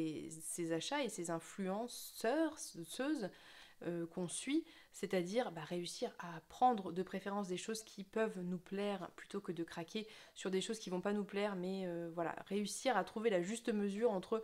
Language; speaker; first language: French; native; French